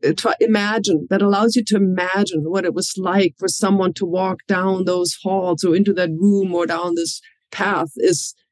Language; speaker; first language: English; non-native, fluent; German